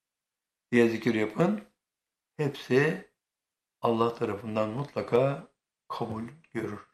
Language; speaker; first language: Turkish; native; Turkish